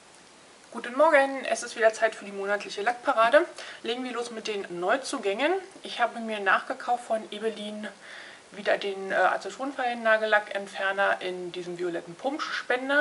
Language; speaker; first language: German; native; German